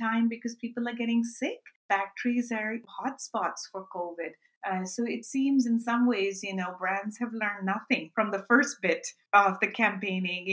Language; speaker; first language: English; non-native, local second language; Urdu